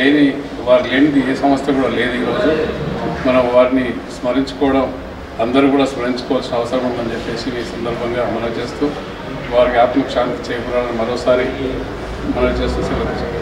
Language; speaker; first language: Telugu; native; Telugu